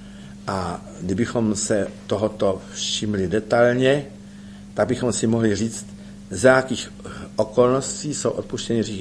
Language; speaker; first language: Czech; native; Czech